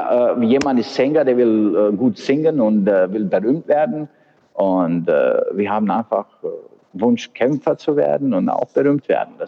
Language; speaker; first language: German; non-native, fluent; Bosnian